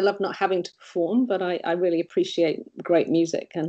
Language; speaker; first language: English; native; English